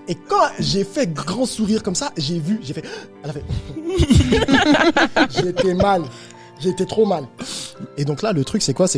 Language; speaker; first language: French; native; French